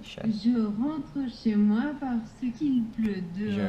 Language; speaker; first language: French; non-native, learner; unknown